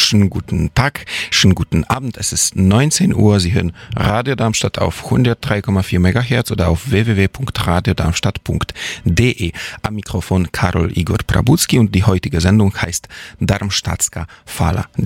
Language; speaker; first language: German; non-native, fluent; Polish